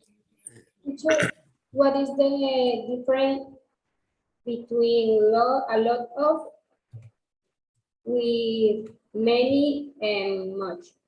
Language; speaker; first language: English; non-native, learner; Spanish